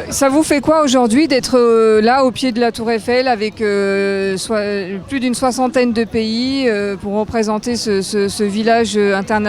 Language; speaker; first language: French; native; French